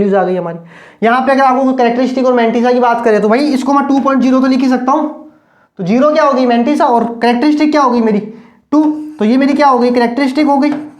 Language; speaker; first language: Hindi; native; Hindi